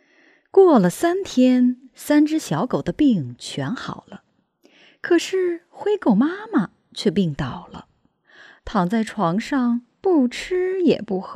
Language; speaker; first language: Chinese; native; Chinese